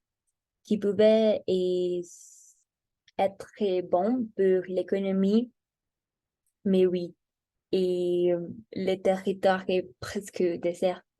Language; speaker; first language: French; non-native, learner; Spanish